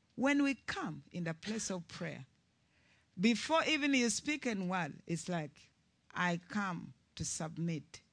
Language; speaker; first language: English; non-native, local second language; Ganda